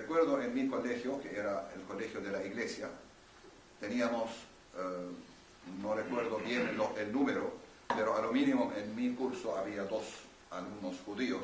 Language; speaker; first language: Spanish; non-native, fluent; Arabic